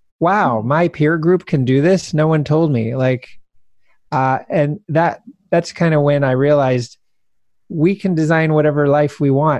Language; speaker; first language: English; native; English